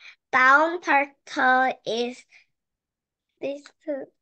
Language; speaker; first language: English; non-native, learner; Korean